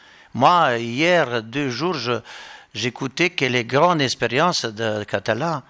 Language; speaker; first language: French; non-native, learner; Bosnian